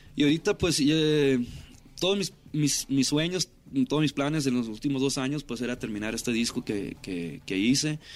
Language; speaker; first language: Spanish; native; Spanish